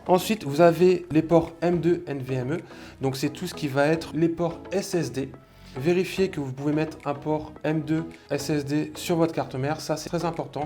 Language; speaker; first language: French; native; French